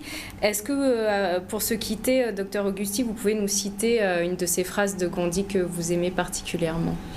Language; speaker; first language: French; native; French